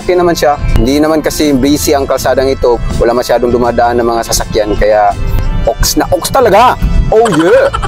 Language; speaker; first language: Filipino; non-native, local second language; Cebuano